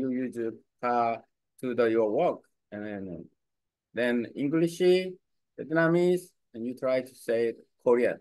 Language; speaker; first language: English; non-native, learner; Korean